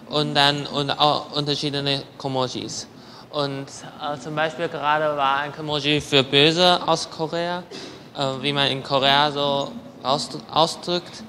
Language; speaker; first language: German; non-native, learner; Chinese